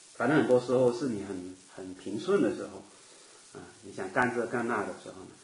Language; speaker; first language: Chinese; native; Chinese